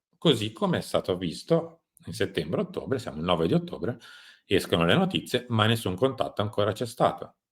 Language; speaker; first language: Italian; native; Italian